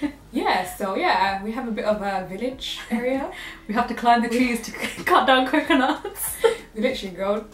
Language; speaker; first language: English; native; English